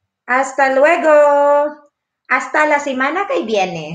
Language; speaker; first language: Spanish; non-native, fluent; Filipino